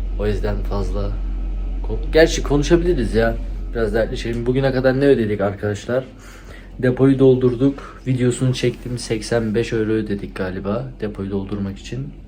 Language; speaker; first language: Turkish; early bilingual, heritage; Turkish